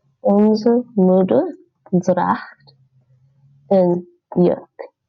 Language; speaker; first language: Dutch; non-native, learner; English